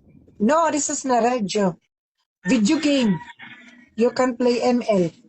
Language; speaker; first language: English; non-native, learner; Filipino